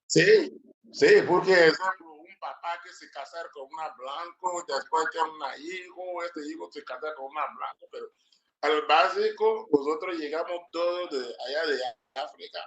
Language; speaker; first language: Spanish; non-native, learner; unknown